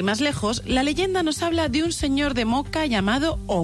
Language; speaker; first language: Spanish; native; Spanish